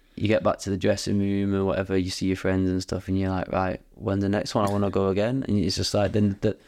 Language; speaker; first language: English; native; English